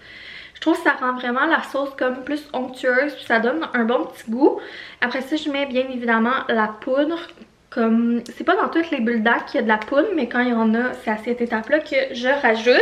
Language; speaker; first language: French; native; French